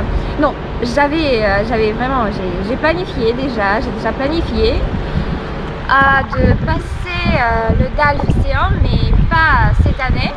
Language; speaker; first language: French; non-native, fluent; Russian